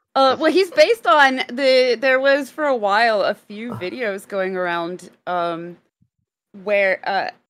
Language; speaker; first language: English; native; English